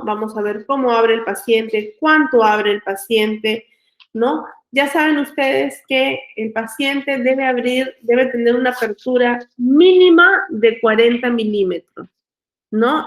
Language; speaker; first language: Spanish; native; Spanish